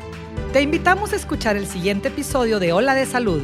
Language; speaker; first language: Spanish; native; Spanish